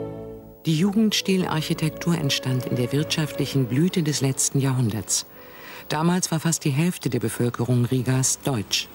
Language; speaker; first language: German; native; German